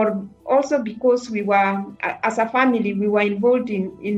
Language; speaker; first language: English; non-native, local second language; Kikuyu